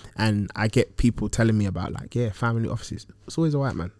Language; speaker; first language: English; early bilingual, other home language; Akan